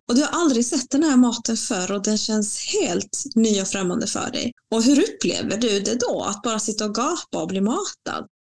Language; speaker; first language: Swedish; non-native, fluent; Spanish